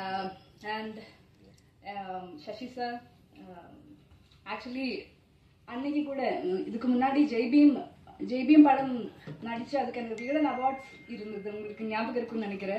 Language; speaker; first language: Tamil; non-native, fluent; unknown